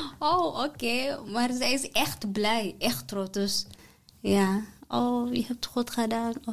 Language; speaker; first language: Dutch; non-native, learner; Tigrinya